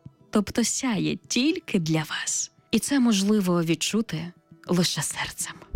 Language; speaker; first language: Ukrainian; native; Ukrainian